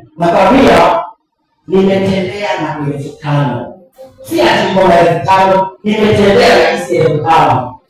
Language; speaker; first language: Swahili; non-native, local second language; Rundi